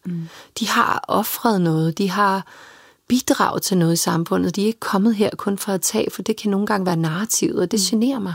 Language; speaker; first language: Danish; early bilingual, other home language; Serbian